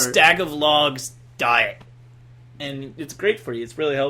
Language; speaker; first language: English; native; English